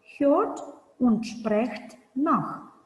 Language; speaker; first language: German; non-native, fluent; Ukrainian